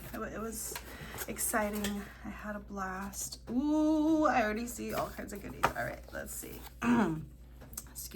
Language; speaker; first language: English; native; English